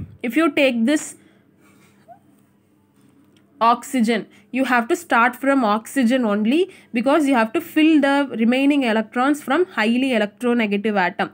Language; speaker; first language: English; non-native, local second language; Tamil